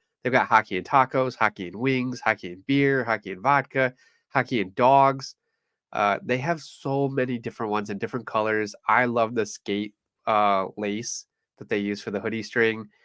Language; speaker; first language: English; native; English